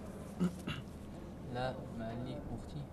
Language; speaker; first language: Arabic; non-native, learner; French